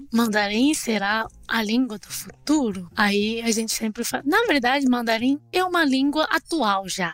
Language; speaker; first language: Portuguese; non-native, fluent; Chinese